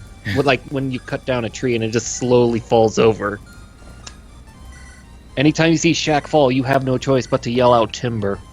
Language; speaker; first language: English; native; English